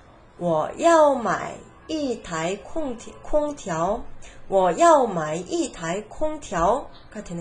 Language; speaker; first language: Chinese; non-native, fluent; Korean